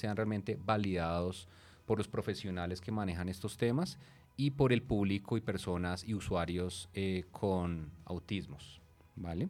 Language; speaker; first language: Spanish; native; Spanish